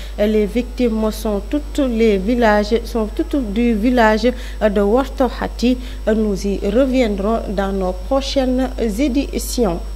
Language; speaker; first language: French; non-native, local second language; Fula